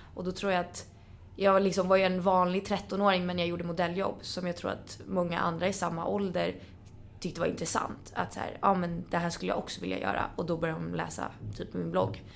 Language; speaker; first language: Swedish; native; Swedish